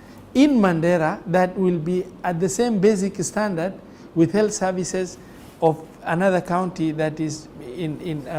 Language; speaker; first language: English; non-native, local second language; Somali